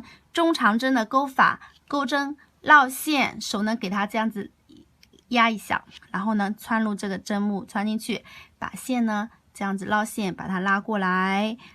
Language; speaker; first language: Chinese; native; Chinese